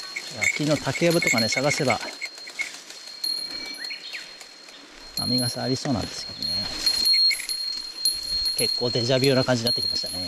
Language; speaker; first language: Japanese; native; Japanese